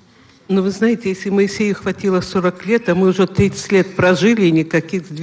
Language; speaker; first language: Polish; non-native, learner; Russian